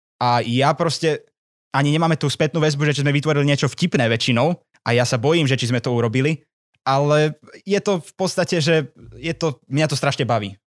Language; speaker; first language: Slovak; native; Slovak